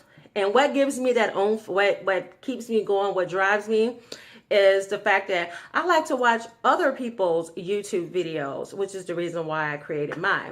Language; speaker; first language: English; native; English